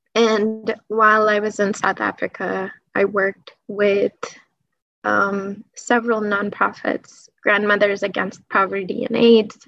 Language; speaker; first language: English; early bilingual, other home language; Persian